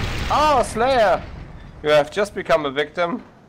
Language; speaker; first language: English; non-native, fluent; German